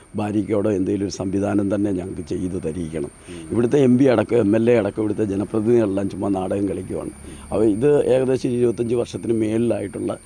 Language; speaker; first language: Malayalam; native; Malayalam